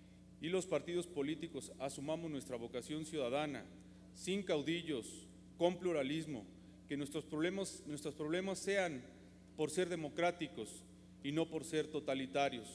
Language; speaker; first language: Spanish; native; Spanish